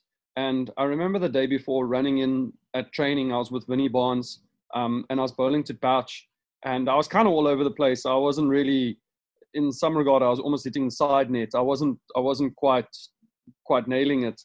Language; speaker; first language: English; native; English